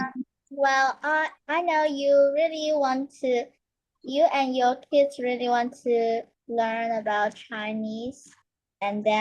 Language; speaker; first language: English; non-native, learner; Chinese